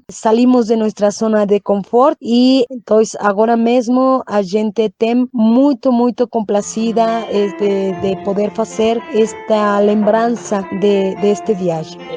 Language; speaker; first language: Portuguese; non-native, learner; Spanish